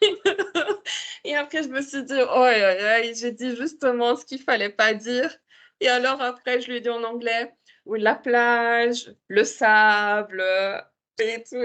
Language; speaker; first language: French; native; French